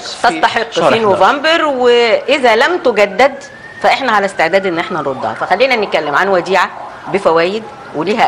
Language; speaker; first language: Arabic; native; Arabic